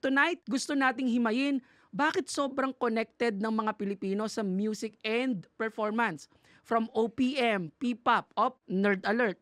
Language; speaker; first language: Filipino; native; Filipino